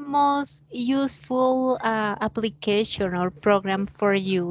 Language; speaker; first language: English; non-native, learner; Spanish